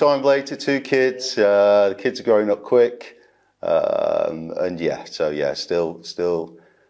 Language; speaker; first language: English; native; English